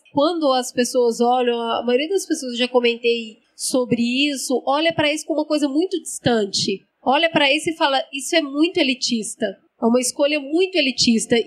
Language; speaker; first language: Portuguese; native; Portuguese